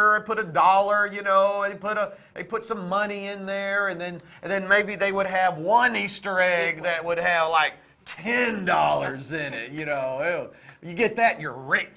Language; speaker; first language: English; native; English